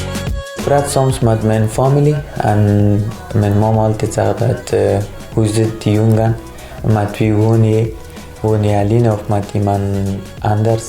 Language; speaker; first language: Dutch; non-native, learner; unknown